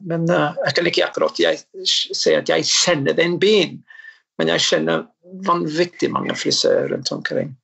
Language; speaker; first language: Norwegian; non-native, fluent; English